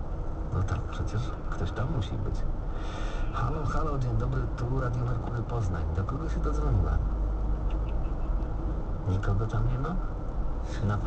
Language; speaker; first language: Polish; native; Polish